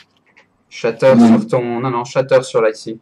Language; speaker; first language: French; native; French